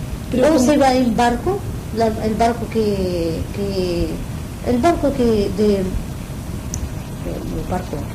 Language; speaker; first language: Spanish; non-native, learner; Arabic